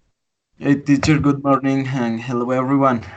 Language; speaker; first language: English; non-native, fluent; Spanish